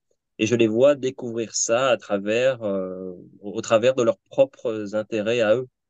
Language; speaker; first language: French; native; French